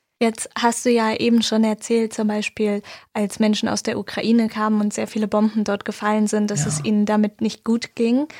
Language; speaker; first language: German; native; German